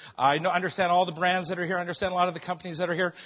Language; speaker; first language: English; native; English